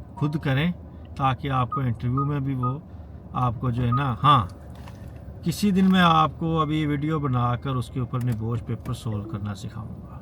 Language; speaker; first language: Urdu; non-native, local second language; Punjabi